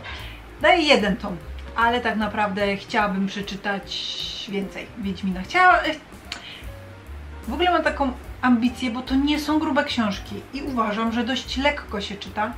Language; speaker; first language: Polish; native; Polish